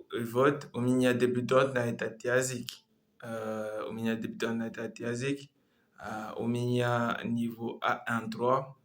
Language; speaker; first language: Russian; non-native, learner; Comorian